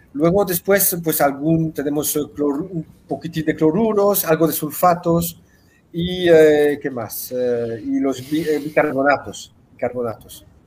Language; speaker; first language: Spanish; early bilingual, heritage; Spanish